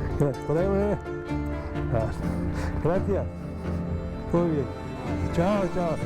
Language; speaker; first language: Spanish; non-native, learner; Persian